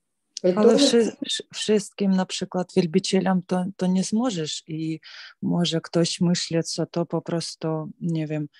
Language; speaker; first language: Polish; non-native, learner; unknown